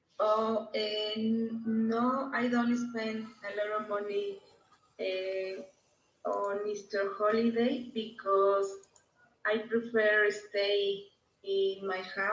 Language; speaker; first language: English; non-native, learner; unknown